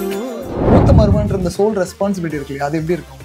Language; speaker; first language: Tamil; native; Tamil